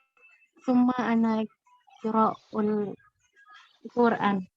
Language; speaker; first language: Arabic; non-native, learner; Indonesian